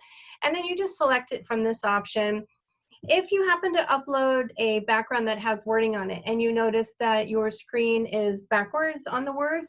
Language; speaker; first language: English; native; English